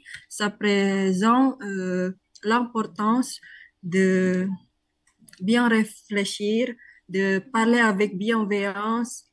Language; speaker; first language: French; non-native, learner; Indonesian